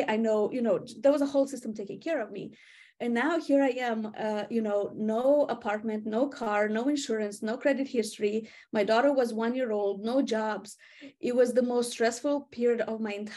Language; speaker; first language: English; non-native, fluent; Romanian